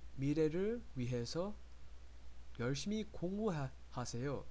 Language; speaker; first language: Korean; non-native, fluent; English